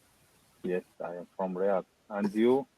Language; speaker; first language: English; non-native, learner; Arabic